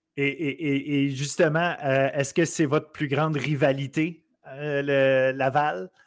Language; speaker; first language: French; native; French